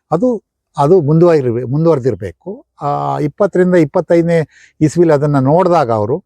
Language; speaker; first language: Kannada; native; Kannada